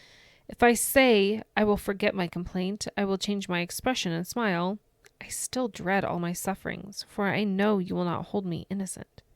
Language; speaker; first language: English; native; English